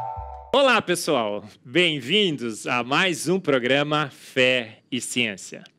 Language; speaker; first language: Portuguese; native; Portuguese